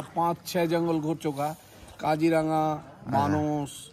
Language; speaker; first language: Hindi; non-native, local second language; Bangla